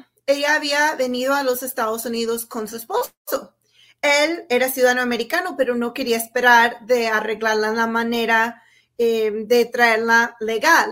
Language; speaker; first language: Spanish; non-native, fluent; English